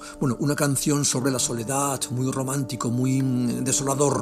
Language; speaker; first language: Spanish; native; Spanish